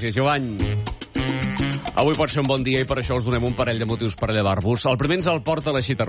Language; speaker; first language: Catalan; native; Catalan